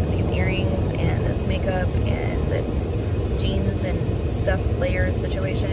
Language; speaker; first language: English; native; English